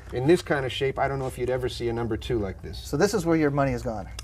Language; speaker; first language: English; native; English